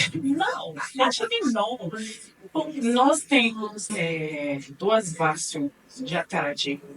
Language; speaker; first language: Portuguese; non-native, learner; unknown